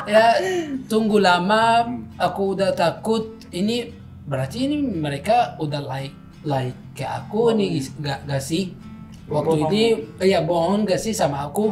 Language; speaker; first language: Indonesian; non-native, learner; Arabic